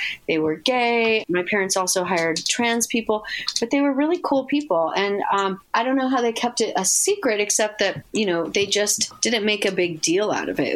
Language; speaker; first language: English; native; English